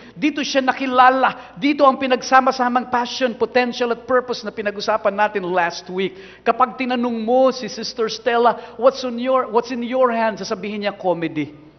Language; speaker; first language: Filipino; non-native, local second language; Cebuano